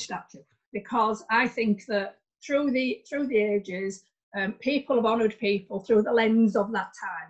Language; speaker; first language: English; native; English